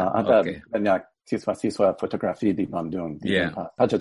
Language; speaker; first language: Indonesian; non-native, fluent; English